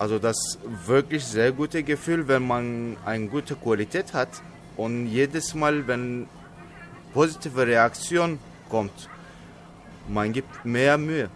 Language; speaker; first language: German; non-native, fluent; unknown